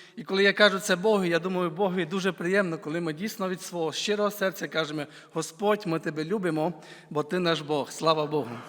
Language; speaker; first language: Ukrainian; native; Ukrainian